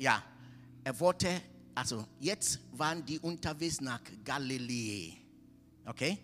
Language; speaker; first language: German; non-native, fluent; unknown